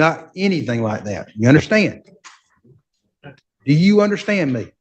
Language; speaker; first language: English; native; English